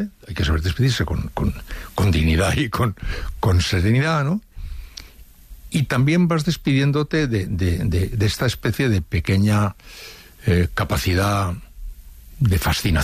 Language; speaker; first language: Spanish; native; Spanish